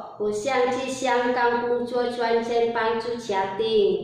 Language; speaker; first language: Chinese; non-native, learner; Indonesian